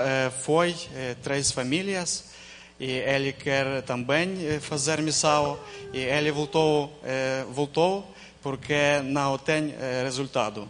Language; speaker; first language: Portuguese; non-native, learner; Ukrainian